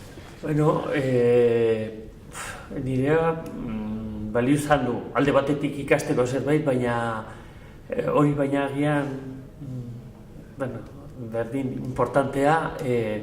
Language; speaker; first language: Basque; non-native, local second language; Spanish